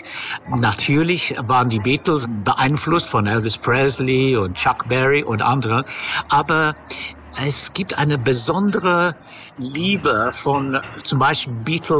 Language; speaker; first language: German; non-native, fluent; English